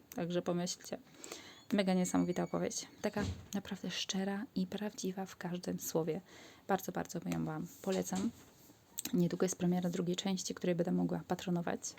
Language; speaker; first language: Polish; native; Polish